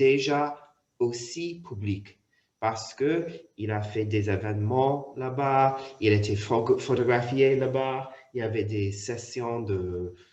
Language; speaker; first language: French; non-native, fluent; English